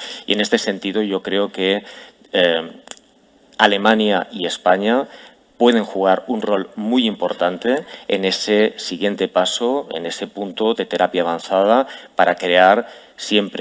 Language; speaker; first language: Spanish; native; Spanish